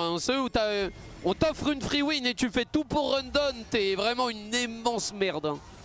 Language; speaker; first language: French; native; French